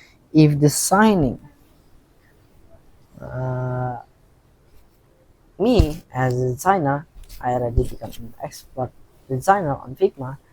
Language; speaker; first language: English; non-native, learner; Indonesian